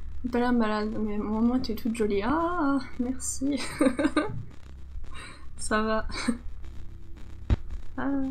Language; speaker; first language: French; native; French